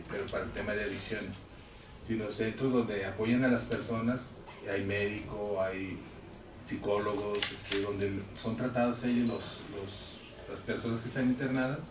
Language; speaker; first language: Spanish; native; Spanish